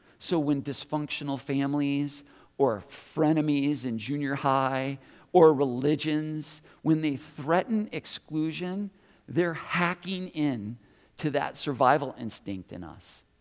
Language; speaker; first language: English; native; English